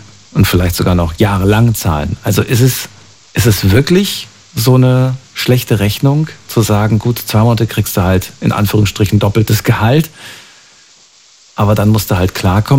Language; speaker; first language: German; native; German